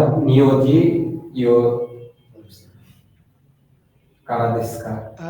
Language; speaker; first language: Japanese; non-native, learner; Bangla